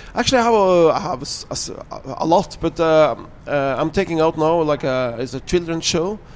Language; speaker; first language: English; non-native, fluent; Norwegian